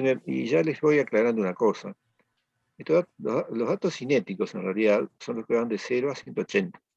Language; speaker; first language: Spanish; native; Spanish